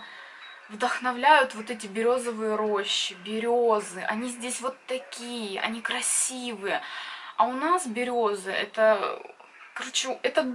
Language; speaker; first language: Russian; native; Russian